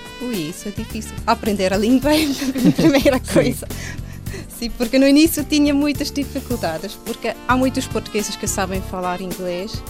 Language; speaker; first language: Portuguese; non-native, fluent; Swiss German